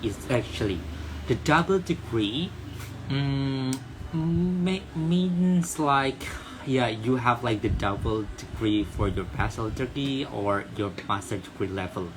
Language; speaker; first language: English; non-native, local second language; Indonesian